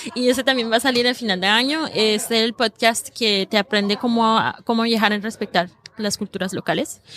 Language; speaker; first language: Spanish; early bilingual, heritage; Spanish